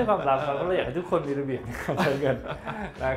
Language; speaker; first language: Thai; native; Thai